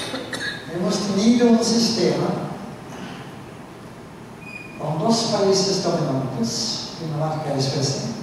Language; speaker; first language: Spanish; non-native, fluent; Norwegian